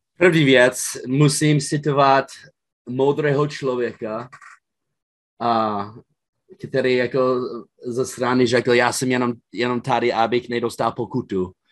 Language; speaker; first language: Czech; non-native, fluent; English